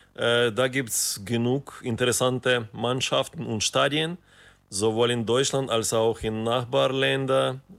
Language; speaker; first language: German; non-native, fluent; Ukrainian